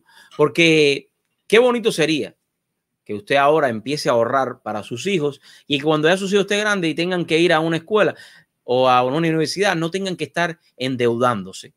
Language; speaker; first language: Spanish; native; Spanish